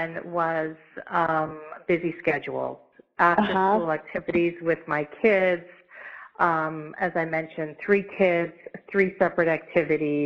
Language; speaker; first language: English; native; English